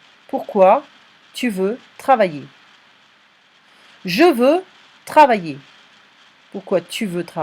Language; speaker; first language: French; non-native, fluent; English